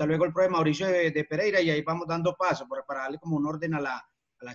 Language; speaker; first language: Spanish; native; Spanish